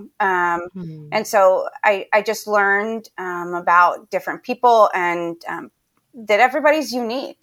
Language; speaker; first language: English; native; English